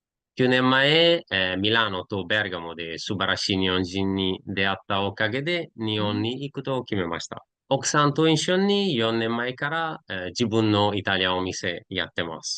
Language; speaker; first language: Japanese; non-native, learner; Italian